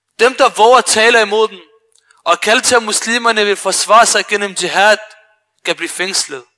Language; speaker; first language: Danish; early bilingual, other home language; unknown